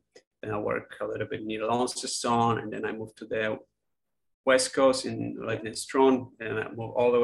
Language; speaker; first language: English; non-native, fluent; Polish